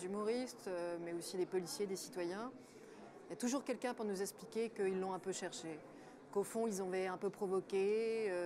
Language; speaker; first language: French; native; French